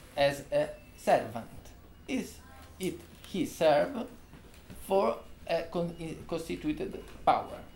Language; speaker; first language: English; non-native, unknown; Italian